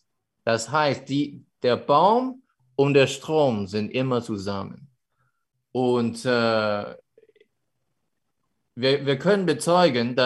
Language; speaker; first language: German; non-native, fluent; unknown